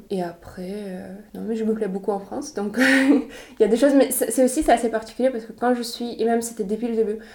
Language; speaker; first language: French; non-native, fluent; Russian